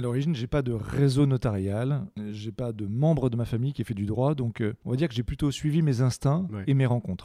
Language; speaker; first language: French; native; French